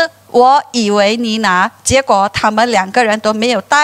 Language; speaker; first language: Chinese; native; Chinese